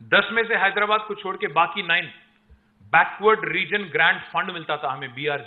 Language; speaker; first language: Hindi; non-native, local second language; Telugu